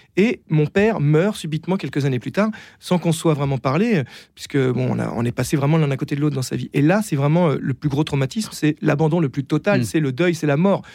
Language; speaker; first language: French; native; French